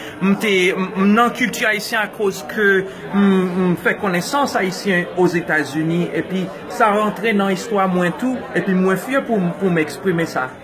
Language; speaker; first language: Haitian Creole; non-native, fluent; English